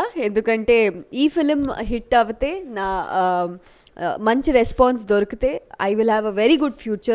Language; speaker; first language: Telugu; non-native, local second language; Kannada